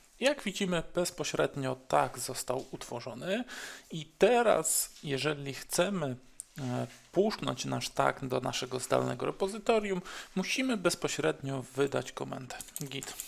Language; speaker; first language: Polish; native; Polish